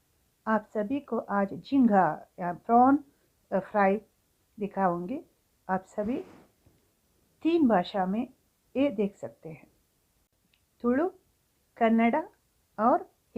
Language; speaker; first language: Hindi; non-native, local second language; Tulu